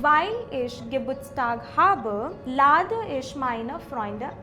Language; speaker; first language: German; non-native, fluent; Hindi